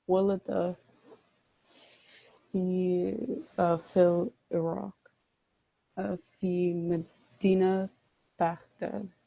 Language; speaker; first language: Arabic; non-native, learner; English